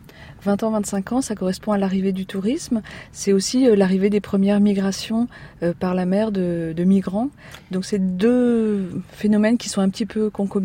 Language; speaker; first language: French; native; French